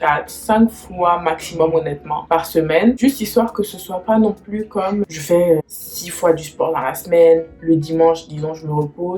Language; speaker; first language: French; native; French